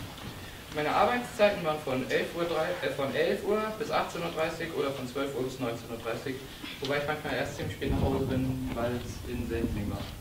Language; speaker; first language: German; native; German